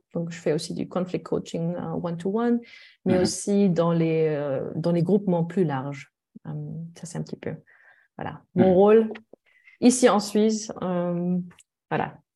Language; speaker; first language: French; non-native, fluent; German